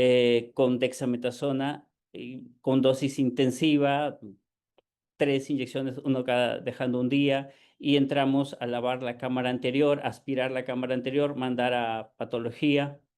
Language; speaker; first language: Spanish; native; Spanish